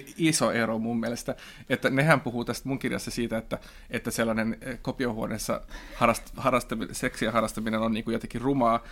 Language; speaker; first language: Finnish; non-native, local second language; Swedish